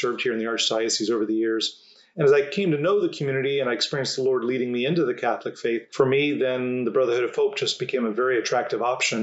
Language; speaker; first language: English; native; English